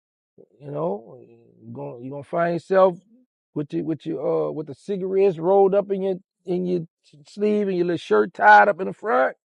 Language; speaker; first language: English; native; English